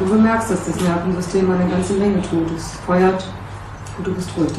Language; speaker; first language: German; native; German